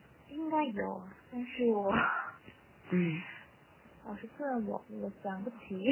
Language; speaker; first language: Chinese; non-native, learner; Korean